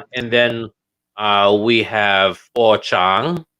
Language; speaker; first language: English; non-native, local second language; Filipino